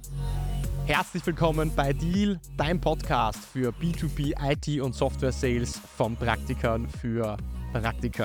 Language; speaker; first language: German; native; German